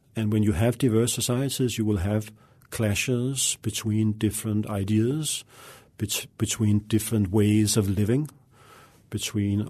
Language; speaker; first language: English; non-native, fluent; Danish